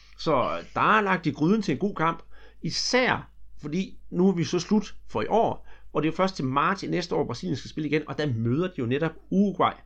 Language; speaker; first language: Danish; native; Danish